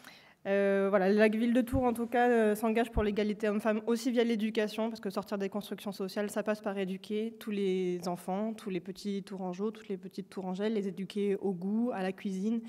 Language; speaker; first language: French; native; French